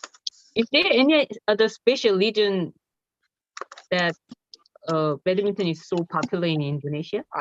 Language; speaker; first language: English; non-native, learner; Korean